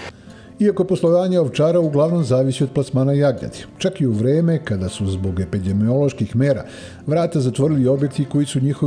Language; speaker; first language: Serbian; native; Serbian